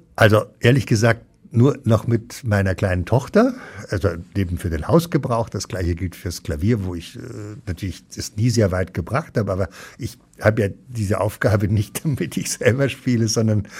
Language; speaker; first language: German; native; German